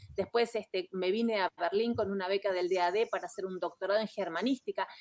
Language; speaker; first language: Spanish; native; Spanish